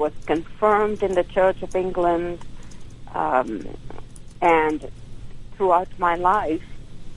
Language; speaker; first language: English; non-native, local second language; Hindi